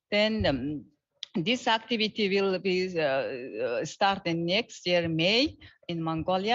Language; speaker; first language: English; non-native, learner; Mongolian